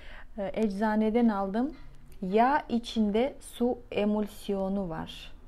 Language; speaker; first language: Turkish; non-native, fluent; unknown